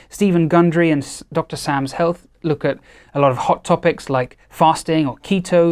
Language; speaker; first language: English; native; English